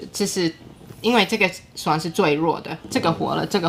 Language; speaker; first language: Chinese; non-native, learner; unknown